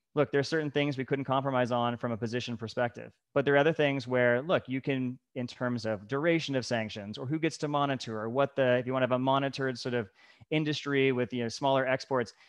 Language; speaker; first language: English; native; English